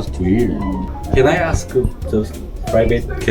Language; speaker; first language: English; non-native, learner; Korean